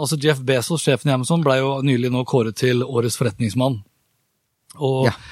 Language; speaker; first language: Norwegian; native; Norwegian